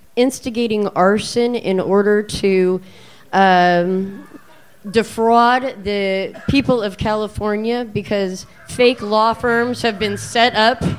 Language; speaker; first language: English; native; English